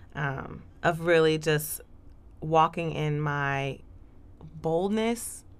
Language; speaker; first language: English; native; English